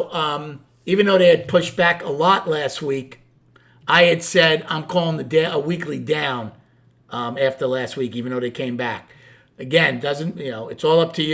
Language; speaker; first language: English; native; English